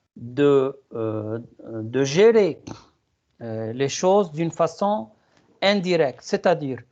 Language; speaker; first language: French; non-native, local second language; Arabic